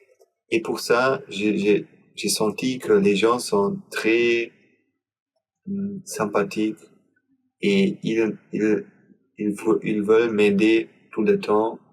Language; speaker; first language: French; non-native, learner; German